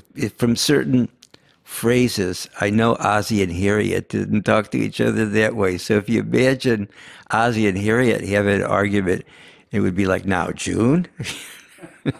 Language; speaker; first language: English; early bilingual, other home language; Yiddish